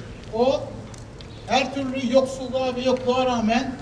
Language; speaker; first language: Turkish; native; Turkish